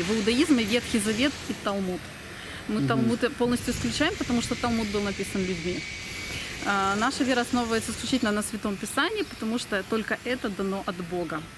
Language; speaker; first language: Russian; native; Russian